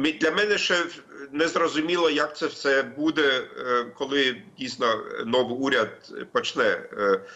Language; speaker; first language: Ukrainian; non-native, fluent; German